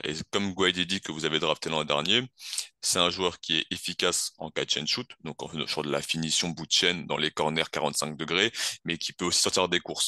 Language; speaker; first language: French; native; French